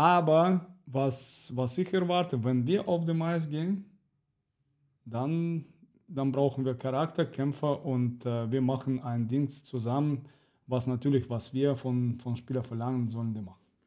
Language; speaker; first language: German; non-native, fluent; Russian